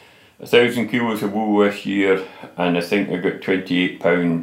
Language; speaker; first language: English; native; English